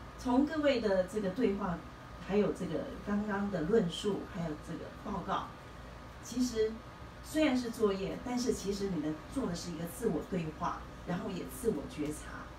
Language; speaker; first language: Chinese; native; Chinese